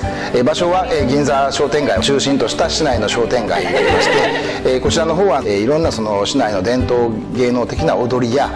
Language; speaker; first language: Japanese; native; Japanese